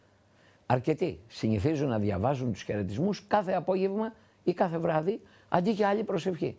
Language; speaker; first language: Greek; native; Greek